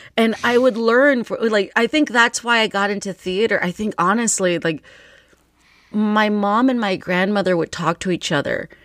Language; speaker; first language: English; native; English